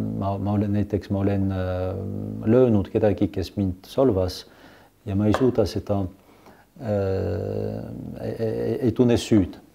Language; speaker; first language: Estonian; non-native, fluent; French